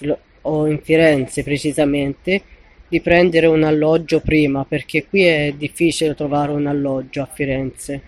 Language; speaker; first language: Italian; non-native, fluent; Arabic